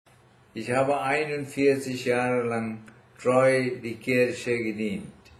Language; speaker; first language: German; non-native, fluent; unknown